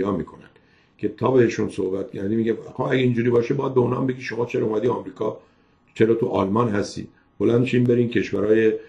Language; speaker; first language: Persian; native; Persian